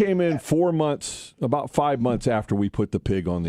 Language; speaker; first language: English; native; English